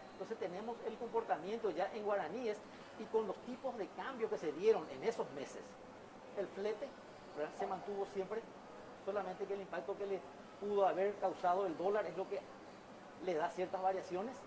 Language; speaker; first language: Spanish; native; Spanish